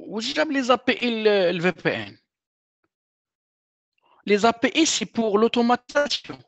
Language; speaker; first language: French; non-native, local second language; Arabic